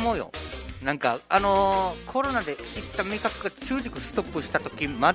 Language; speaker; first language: Japanese; native; Japanese